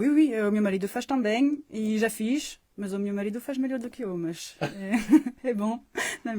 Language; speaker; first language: Portuguese; non-native, fluent; French